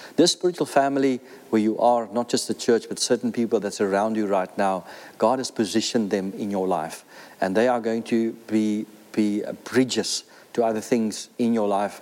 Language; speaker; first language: English; non-native, local second language; Afrikaans